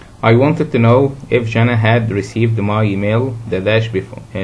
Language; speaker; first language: English; non-native, fluent; Arabic